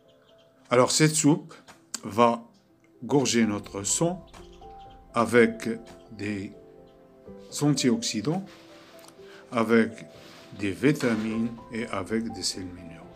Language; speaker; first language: French; non-native, local second language; Arabic